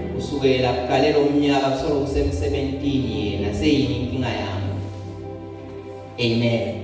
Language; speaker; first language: Zulu; non-native, local second language; Swati